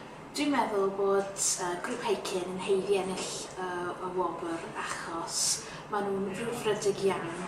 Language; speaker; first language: Welsh; non-native, local second language; English